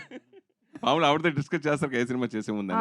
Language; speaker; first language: Telugu; native; Telugu